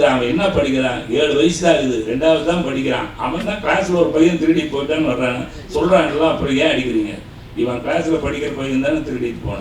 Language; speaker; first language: Tamil; native; Tamil